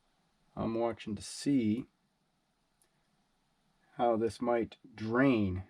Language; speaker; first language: English; native; English